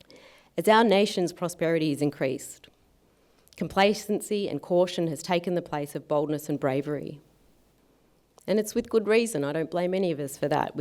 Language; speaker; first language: English; native; English